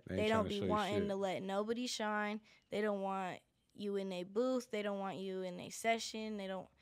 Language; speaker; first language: English; native; English